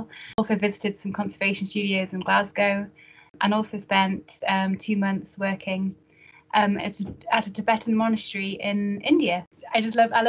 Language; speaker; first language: English; native; English